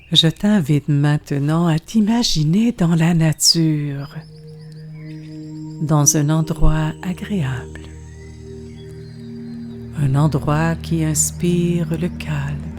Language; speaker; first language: French; native; French